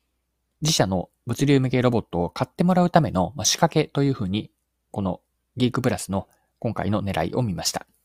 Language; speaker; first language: Japanese; native; Japanese